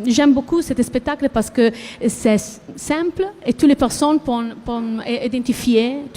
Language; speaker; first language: French; non-native, learner; Italian